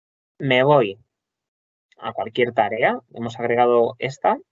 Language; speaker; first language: Spanish; native; Spanish